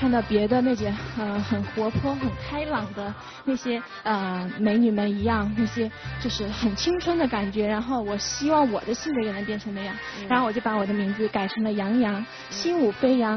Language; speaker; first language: Chinese; native; Chinese